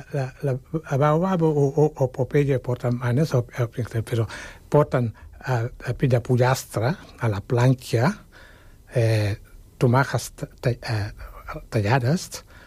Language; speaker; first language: Catalan; non-native, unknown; Wolof